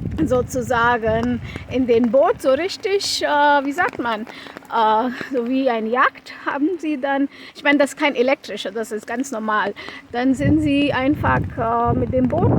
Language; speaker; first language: German; non-native, fluent; Konkani